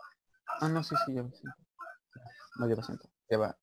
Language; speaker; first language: Spanish; native; Spanish